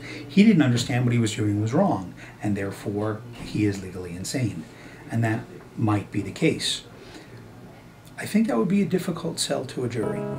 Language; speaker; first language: English; native; English